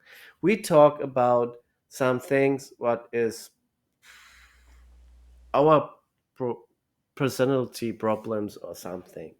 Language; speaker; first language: English; non-native, learner; German